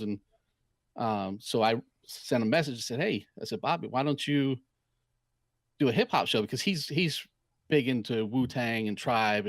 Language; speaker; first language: English; native; English